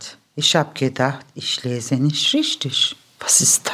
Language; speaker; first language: German; early bilingual, other home language; Turkish